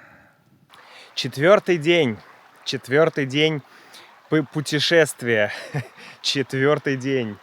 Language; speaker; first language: Russian; native; Russian